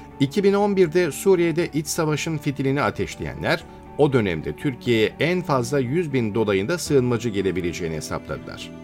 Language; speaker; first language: Turkish; native; Turkish